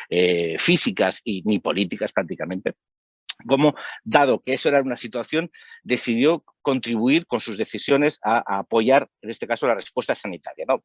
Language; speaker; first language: Spanish; native; Spanish